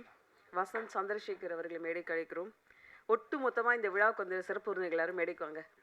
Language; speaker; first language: Tamil; native; Tamil